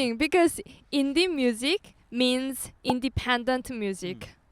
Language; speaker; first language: English; non-native, learner; Korean